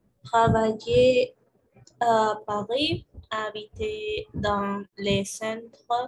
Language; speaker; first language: French; non-native, learner; Spanish